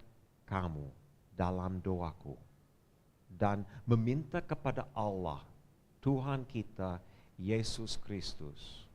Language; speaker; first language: Indonesian; non-native, fluent; English